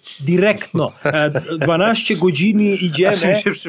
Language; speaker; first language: Polish; non-native, learner; Serbian